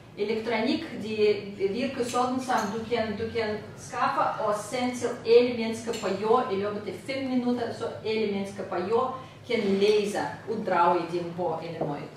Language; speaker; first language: Danish; non-native, fluent; Russian